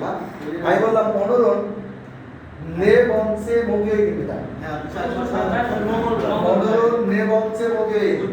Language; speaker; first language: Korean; non-native, learner; Bangla